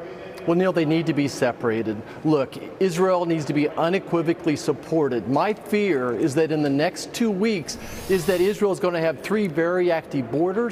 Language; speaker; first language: English; native; English